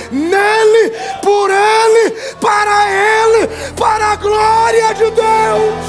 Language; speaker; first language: Portuguese; native; Portuguese